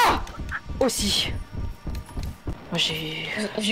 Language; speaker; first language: French; native; French